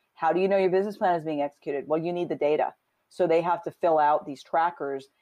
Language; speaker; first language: English; native; English